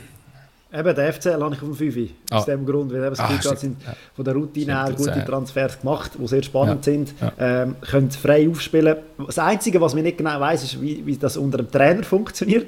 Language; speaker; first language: German; native; German